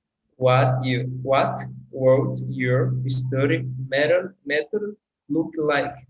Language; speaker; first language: English; non-native, learner; Portuguese